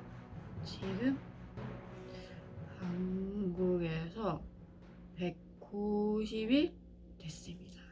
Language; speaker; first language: Korean; non-native, learner; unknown